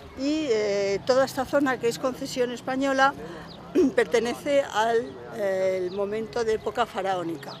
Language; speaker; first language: Spanish; native; Spanish